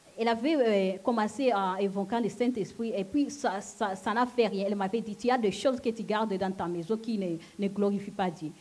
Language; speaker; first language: French; non-native, local second language; Lingala